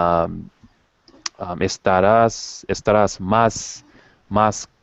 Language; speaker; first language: Spanish; non-native, learner; English